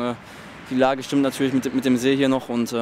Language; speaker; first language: German; native; German